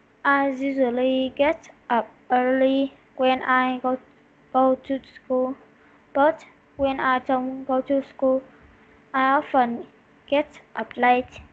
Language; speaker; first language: English; non-native, learner; Vietnamese